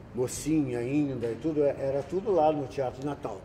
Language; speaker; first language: Portuguese; native; Portuguese